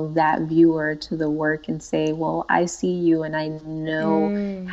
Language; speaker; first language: English; native; English